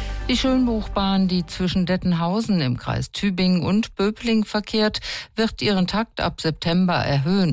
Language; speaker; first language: German; native; German